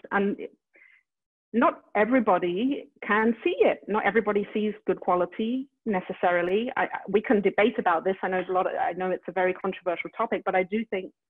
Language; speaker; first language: English; native; English